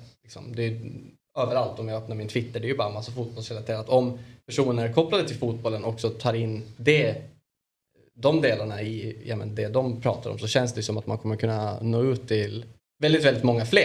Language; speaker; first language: Swedish; native; Swedish